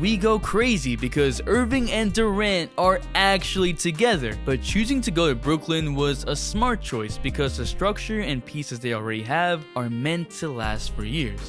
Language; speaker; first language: English; native; English